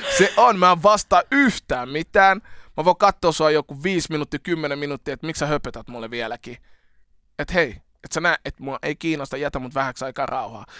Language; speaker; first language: Finnish; early bilingual, other home language; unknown